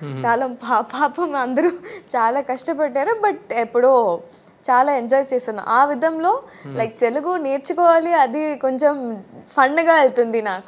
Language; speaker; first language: Telugu; non-native, learner; Tamil